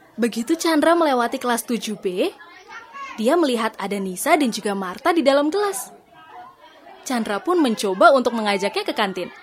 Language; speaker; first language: Indonesian; native; Indonesian